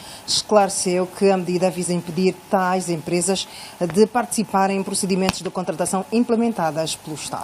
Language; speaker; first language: Portuguese; native; Portuguese